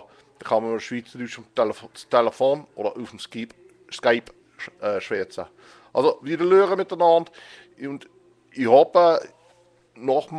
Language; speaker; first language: German; non-native, fluent; English